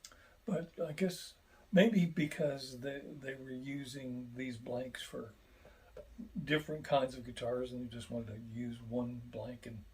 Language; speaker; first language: English; native; English